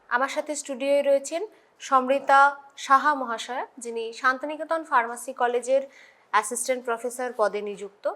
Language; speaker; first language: Bangla; native; Bangla